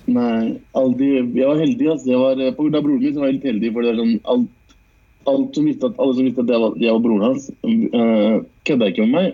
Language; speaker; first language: Norwegian; early bilingual, other home language; Urdu